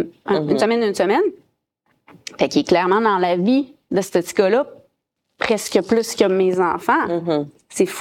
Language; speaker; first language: French; native; French